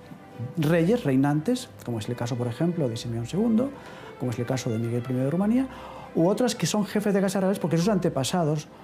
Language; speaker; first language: Spanish; native; Spanish